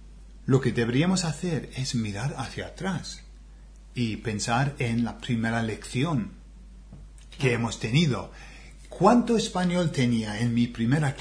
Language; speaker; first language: Spanish; non-native, fluent; English